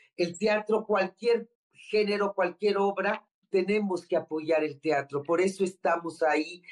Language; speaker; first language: Spanish; native; Spanish